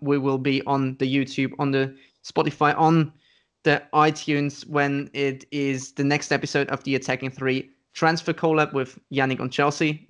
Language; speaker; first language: English; non-native, fluent; German